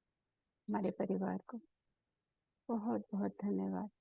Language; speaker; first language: Hindi; native; Hindi